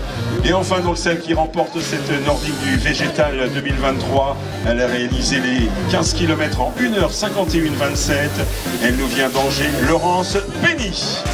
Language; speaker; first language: French; native; French